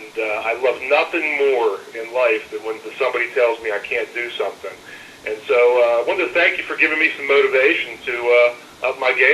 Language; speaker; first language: English; native; English